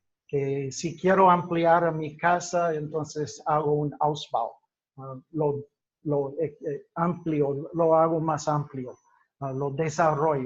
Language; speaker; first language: Spanish; non-native, fluent; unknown